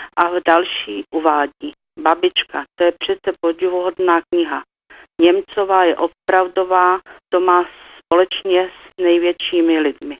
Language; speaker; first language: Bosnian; non-native, fluent; Czech